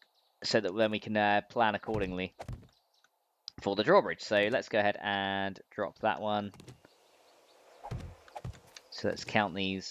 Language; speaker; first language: English; native; English